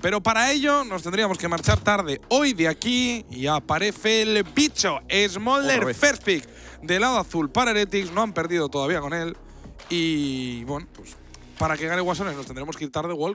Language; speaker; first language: Spanish; native; Spanish